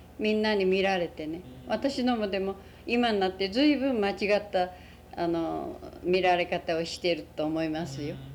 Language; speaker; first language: Japanese; native; Japanese